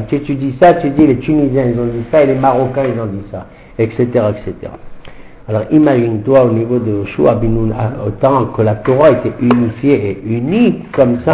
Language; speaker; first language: French; native; French